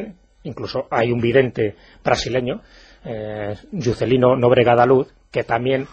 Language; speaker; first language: Spanish; native; Spanish